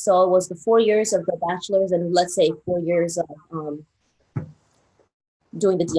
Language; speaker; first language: English; early bilingual, other home language; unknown